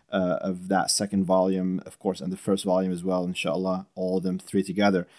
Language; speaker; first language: English; non-native, fluent; Arabic